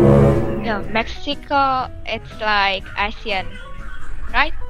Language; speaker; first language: English; non-native, learner; Indonesian